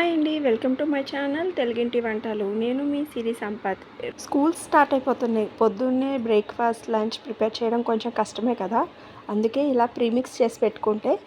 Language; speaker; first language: Telugu; native; Telugu